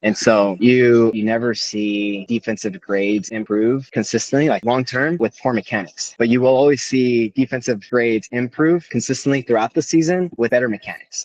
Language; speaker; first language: English; native; English